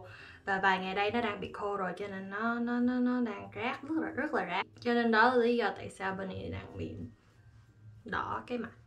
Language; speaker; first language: Vietnamese; early bilingual, heritage; Vietnamese